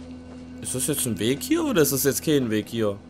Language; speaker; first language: German; native; German